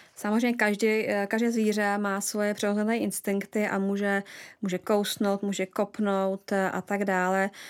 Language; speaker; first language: Czech; non-native, fluent; Russian